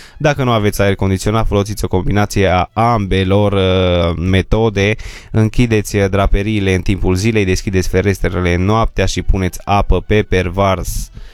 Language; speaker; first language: Romanian; native; Romanian